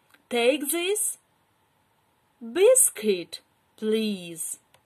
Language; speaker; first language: English; non-native, fluent; Ukrainian